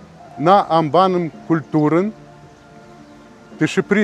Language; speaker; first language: Albanian; early bilingual, heritage; Albanian